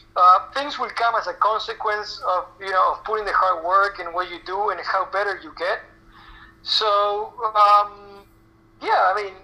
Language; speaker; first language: English; non-native, fluent; Spanish